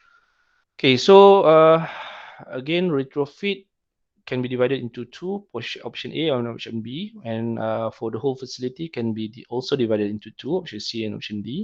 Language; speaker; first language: English; non-native, local second language; Malay